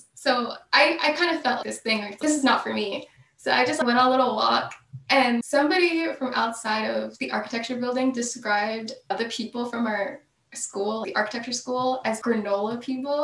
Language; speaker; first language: English; native; English